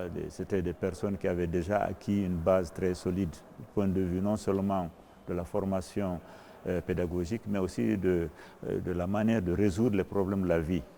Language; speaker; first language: French; non-native, local second language; Fula